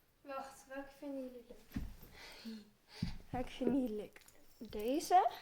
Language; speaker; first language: Dutch; early bilingual, heritage; Turkish